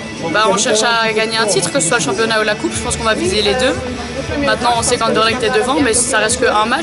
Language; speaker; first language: French; native; French